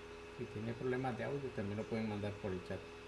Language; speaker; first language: Spanish; native; Spanish